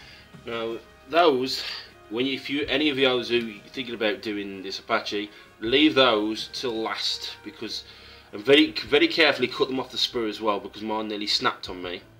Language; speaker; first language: English; native; English